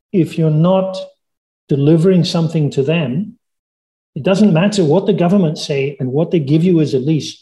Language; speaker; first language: English; native; English